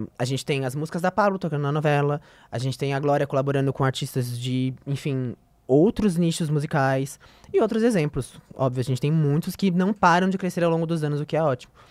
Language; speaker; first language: Portuguese; native; Portuguese